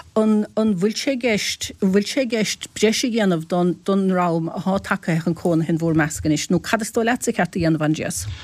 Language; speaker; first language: Irish; native; Irish